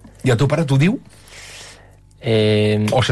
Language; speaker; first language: Catalan; native; Catalan